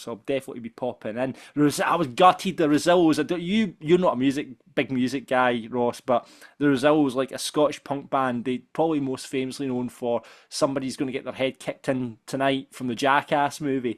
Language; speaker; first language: English; native; English